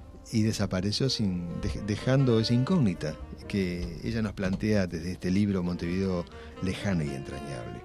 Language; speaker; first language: Spanish; native; Spanish